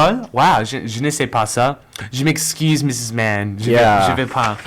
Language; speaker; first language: French; non-native, learner; English